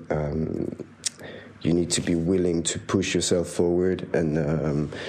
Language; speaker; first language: English; non-native, fluent; French